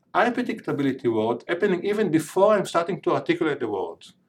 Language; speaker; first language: English; non-native, fluent; Hebrew